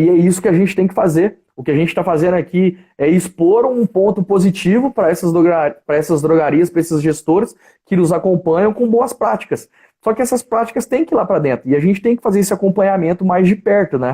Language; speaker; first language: Portuguese; native; Portuguese